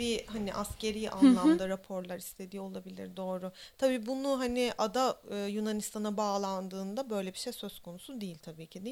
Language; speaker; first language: Turkish; native; Turkish